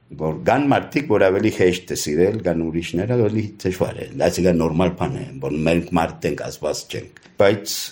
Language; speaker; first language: Armenian; early bilingual, heritage; Armenian